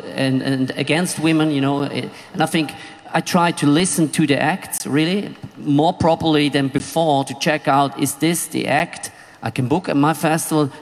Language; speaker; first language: English; non-native, fluent; Swiss German